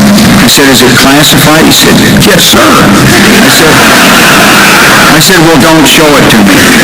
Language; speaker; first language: English; native; English